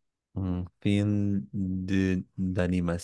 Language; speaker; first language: French; non-native, learner; English